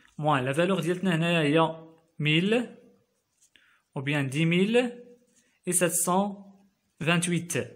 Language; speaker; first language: French; non-native, local second language; Arabic